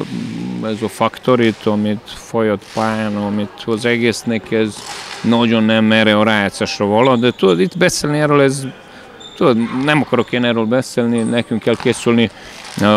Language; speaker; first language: Hungarian; non-native, learner; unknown